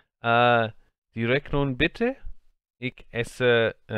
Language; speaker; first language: German; non-native, learner; English